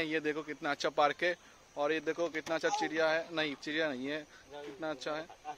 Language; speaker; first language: Hindi; non-native, local second language; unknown